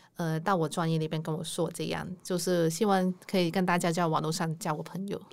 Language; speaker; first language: Chinese; non-native, local second language; Cantonese